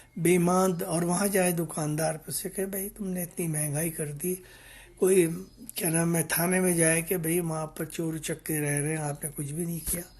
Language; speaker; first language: Urdu; native; Urdu